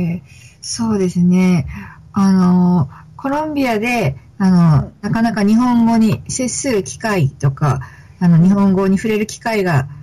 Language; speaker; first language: Japanese; native; Japanese